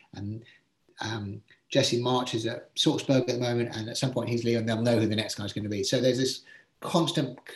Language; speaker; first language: English; native; English